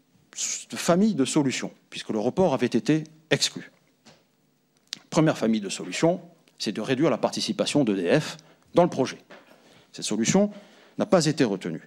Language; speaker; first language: French; native; French